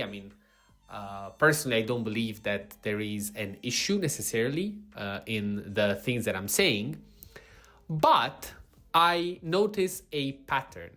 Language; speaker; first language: English; non-native, fluent; Italian